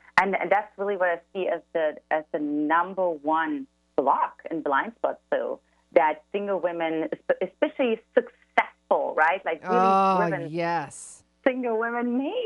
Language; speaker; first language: English; non-native, fluent; German